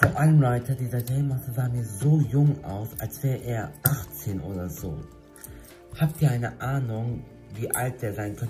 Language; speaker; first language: German; early bilingual, other home language; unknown